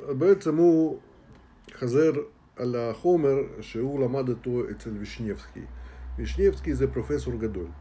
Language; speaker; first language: Hebrew; non-native, fluent; Russian